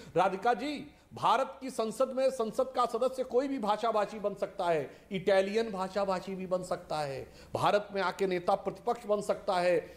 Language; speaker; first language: Hindi; native; Hindi